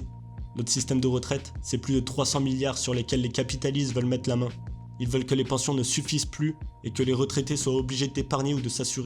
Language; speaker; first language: French; native; French